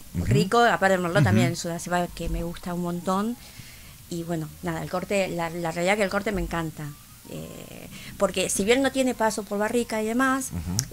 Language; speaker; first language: Spanish; native; Spanish